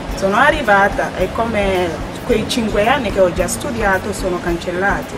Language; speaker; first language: Italian; non-native, fluent; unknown